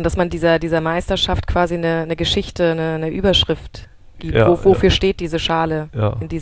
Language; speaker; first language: German; native; German